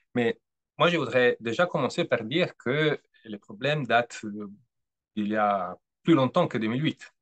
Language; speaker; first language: French; non-native, fluent; Italian